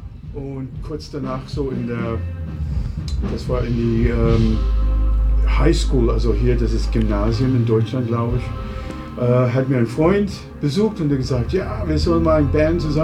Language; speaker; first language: German; non-native, fluent; English